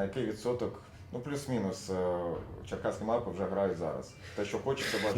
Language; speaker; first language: Ukrainian; native; Ukrainian